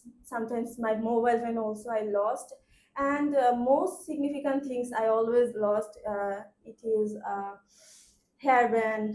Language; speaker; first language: English; non-native, learner; Bangla